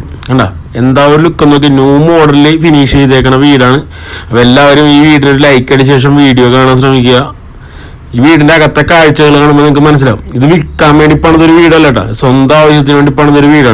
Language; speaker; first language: Malayalam; native; Malayalam